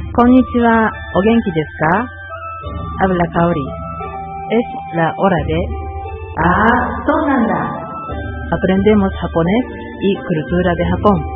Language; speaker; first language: Spanish; non-native, learner; Japanese